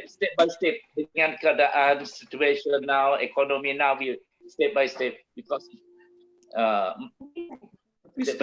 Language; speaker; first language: English; non-native, learner; Malay